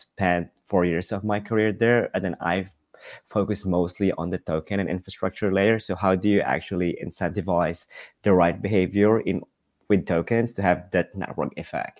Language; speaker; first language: English; non-native, local second language; Filipino